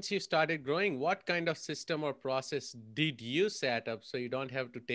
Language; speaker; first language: English; non-native, local second language; Gujarati